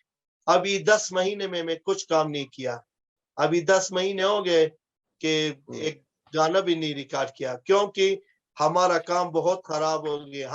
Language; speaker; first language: Hindi; non-native, fluent; Pashto